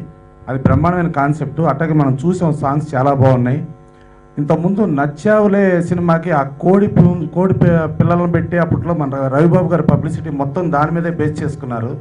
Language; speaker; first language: Telugu; native; Telugu